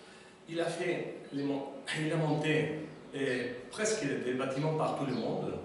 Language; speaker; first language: French; non-native, learner; Spanish